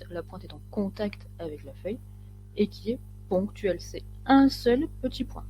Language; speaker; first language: French; native; French